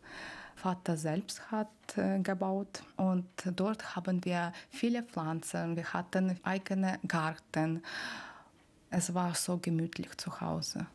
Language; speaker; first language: German; non-native, learner; Ukrainian